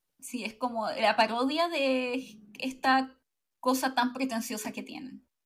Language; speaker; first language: Spanish; native; Spanish